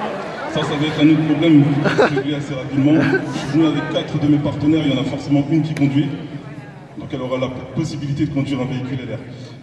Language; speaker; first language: French; native; French